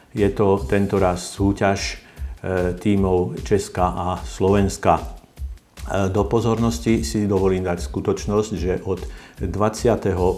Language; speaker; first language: Slovak; native; Slovak